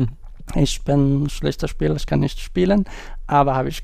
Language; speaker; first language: German; non-native, learner; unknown